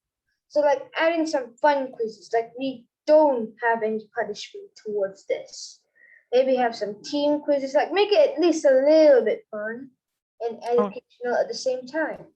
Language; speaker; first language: English; non-native, fluent; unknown